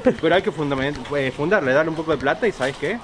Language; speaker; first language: Spanish; native; Spanish